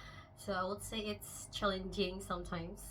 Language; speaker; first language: English; non-native, local second language; Indonesian